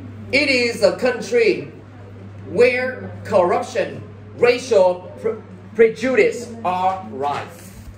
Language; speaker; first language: English; non-native, fluent; Vietnamese